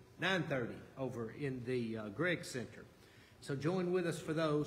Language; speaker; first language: English; native; English